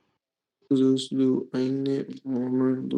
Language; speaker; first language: German; non-native, learner; Urdu